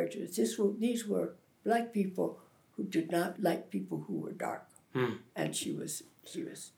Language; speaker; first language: English; native; English